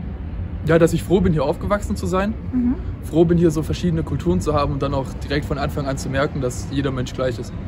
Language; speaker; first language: German; native; German